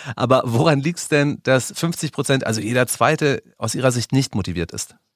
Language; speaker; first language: German; native; German